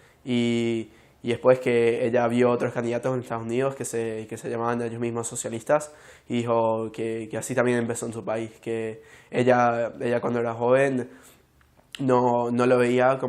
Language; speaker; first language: Spanish; early bilingual, heritage; Spanish